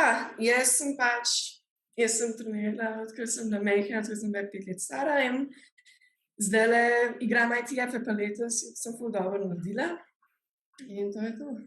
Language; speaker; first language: Slovenian; early bilingual, heritage; Slovenian